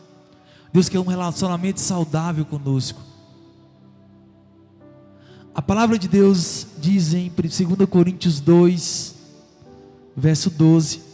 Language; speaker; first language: Portuguese; native; Portuguese